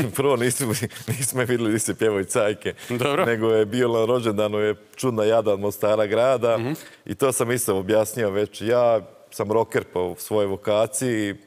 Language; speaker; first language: Croatian; native; Croatian